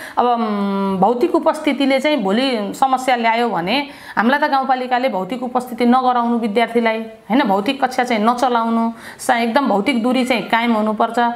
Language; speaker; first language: Nepali; native; Nepali